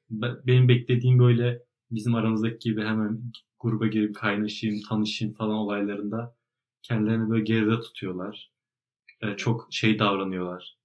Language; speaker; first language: Turkish; native; Turkish